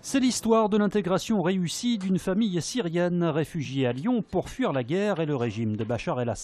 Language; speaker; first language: French; native; French